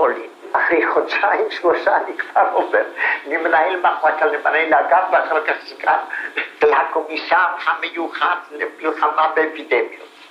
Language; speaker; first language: Hebrew; non-native, fluent; Polish